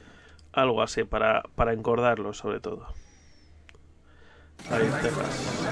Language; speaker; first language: Spanish; native; Spanish